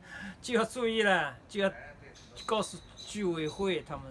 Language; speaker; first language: Chinese; native; Chinese